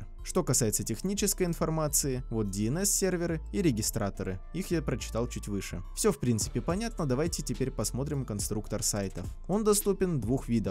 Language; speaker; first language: Russian; native; Russian